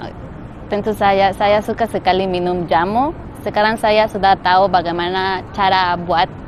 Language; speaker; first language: Indonesian; non-native, fluent; Spanish